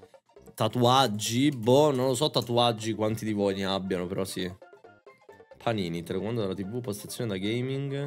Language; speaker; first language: Italian; native; Italian